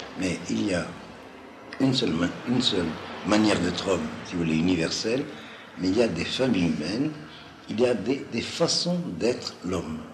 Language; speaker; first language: French; non-native, local second language; Arabic